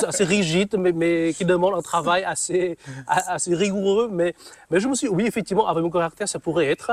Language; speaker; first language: French; non-native, fluent; Vietnamese